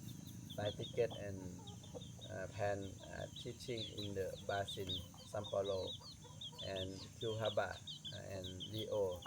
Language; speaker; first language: English; non-native, learner; Thai